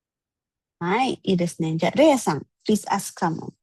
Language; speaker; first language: Japanese; non-native, fluent; Filipino